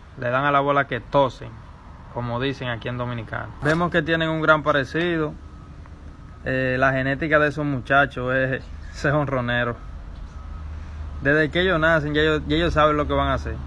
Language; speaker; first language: Spanish; native; Spanish